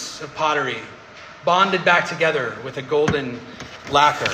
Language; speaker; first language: English; native; English